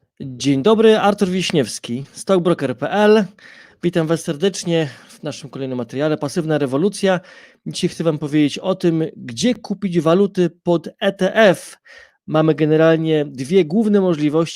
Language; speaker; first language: Polish; native; Polish